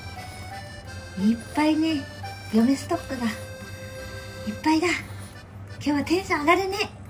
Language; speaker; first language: Japanese; native; Japanese